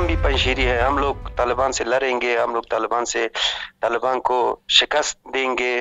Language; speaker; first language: Hindi; non-native, learner; Persian